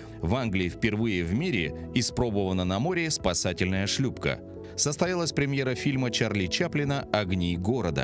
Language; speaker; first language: Russian; native; Russian